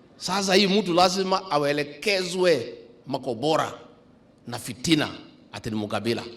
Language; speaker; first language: Swahili; non-native, local second language; Kikuyu